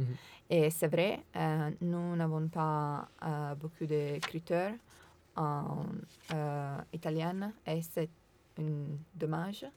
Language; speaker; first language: French; non-native, learner; Italian